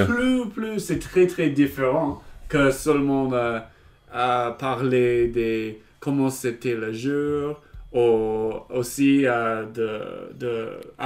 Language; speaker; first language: French; non-native, learner; English